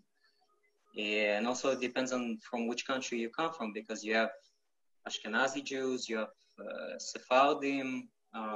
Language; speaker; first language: English; non-native, fluent; Ukrainian